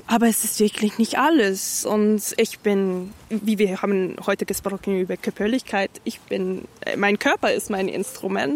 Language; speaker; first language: German; non-native, fluent; English